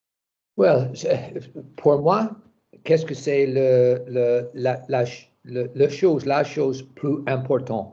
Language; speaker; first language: French; non-native, learner; English